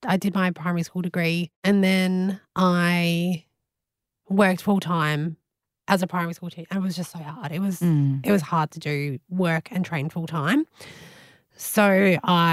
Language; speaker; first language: English; native; English